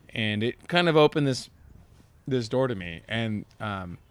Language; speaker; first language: English; native; English